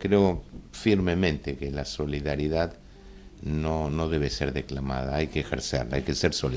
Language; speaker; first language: Spanish; native; Spanish